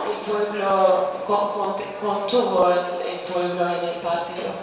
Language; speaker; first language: Spanish; non-native, fluent; Kurdish